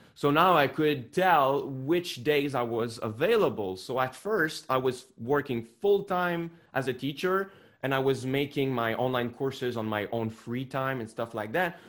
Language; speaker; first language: English; non-native, fluent; French